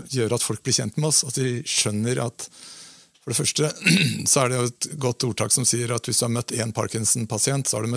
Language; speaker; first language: Norwegian; native; Norwegian